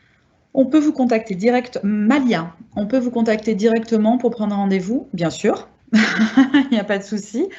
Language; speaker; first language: French; native; French